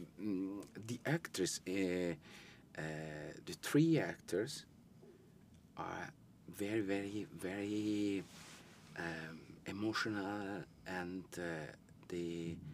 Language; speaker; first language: English; non-native, learner; Italian